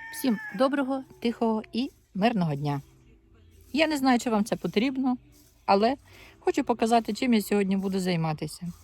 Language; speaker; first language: Ukrainian; non-native, local second language; Russian